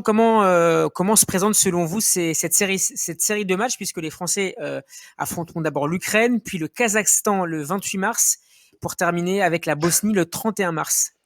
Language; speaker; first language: French; native; French